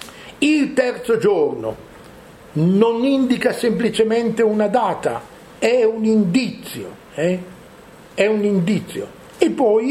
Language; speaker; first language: Italian; native; Italian